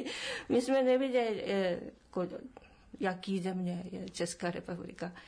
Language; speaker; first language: Czech; non-native, learner; Japanese